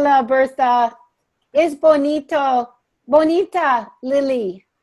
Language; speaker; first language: Spanish; non-native, learner; English